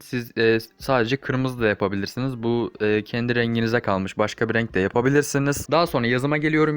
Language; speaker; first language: Turkish; native; Turkish